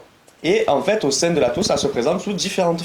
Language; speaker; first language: French; native; French